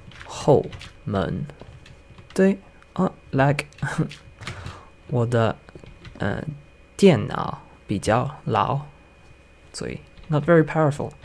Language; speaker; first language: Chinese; non-native, learner; English